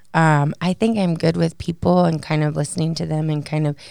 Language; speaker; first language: English; native; English